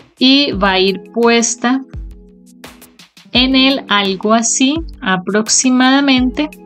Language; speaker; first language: Spanish; native; Spanish